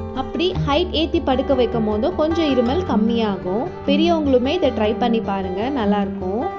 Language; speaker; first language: Tamil; native; Tamil